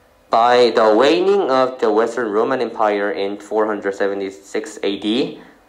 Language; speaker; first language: English; non-native, fluent; Korean